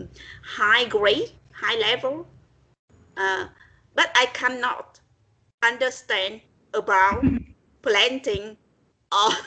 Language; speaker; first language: English; non-native, learner; Vietnamese